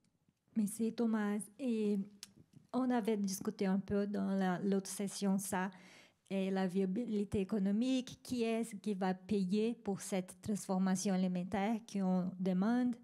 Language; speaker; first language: French; non-native, fluent; Spanish